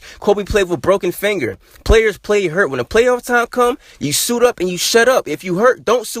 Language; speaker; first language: English; native; English